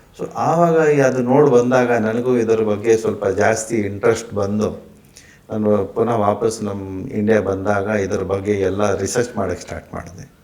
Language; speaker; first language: Kannada; non-native, local second language; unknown